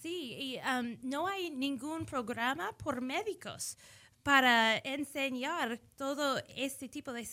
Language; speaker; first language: Spanish; early bilingual, heritage; English